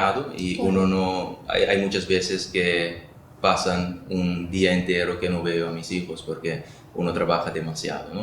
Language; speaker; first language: Spanish; non-native, local second language; Papiamento